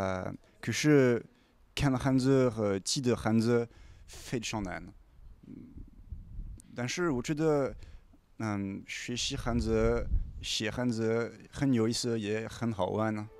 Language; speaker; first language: Chinese; non-native, learner; French